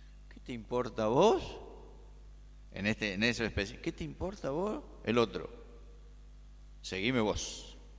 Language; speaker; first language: Spanish; native; Spanish